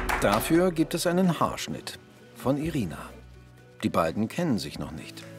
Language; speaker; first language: German; native; German